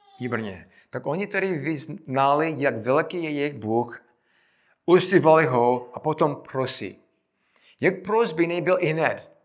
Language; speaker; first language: Czech; non-native, fluent; English